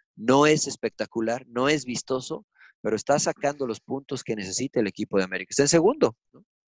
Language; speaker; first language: Spanish; early bilingual, heritage; Spanish